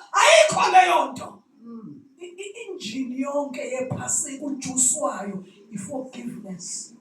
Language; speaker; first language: Zulu; native; Zulu